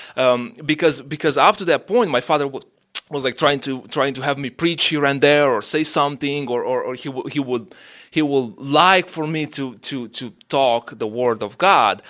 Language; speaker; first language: English; non-native, fluent; Romanian